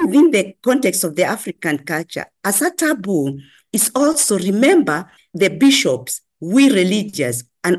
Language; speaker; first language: English; non-native, local second language; Kikuyu